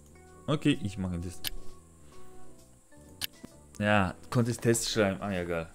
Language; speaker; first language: German; non-native, learner; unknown